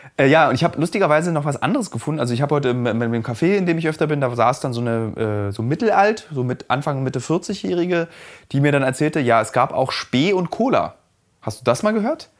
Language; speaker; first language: German; native; German